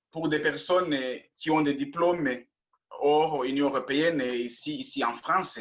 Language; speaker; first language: French; non-native, local second language; Kinyarwanda